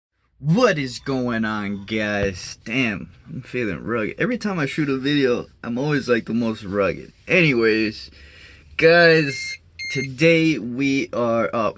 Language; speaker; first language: English; native; English